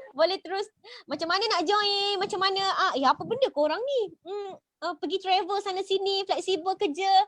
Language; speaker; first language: Malay; native; Malay